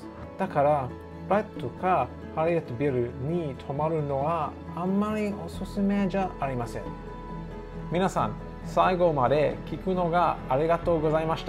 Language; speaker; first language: Japanese; non-native, learner; English